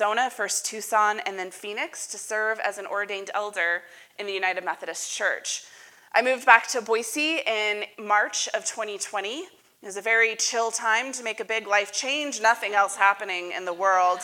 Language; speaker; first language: English; native; English